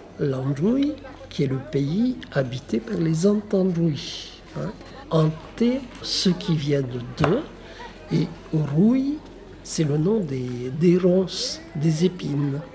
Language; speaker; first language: French; non-native, local second language; Malagasy